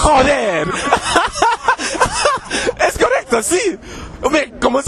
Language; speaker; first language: Spanish; non-native, learner; English